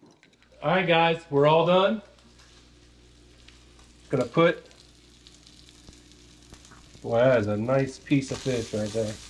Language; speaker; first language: English; native; English